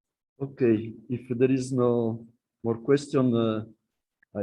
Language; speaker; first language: English; non-native, learner; Italian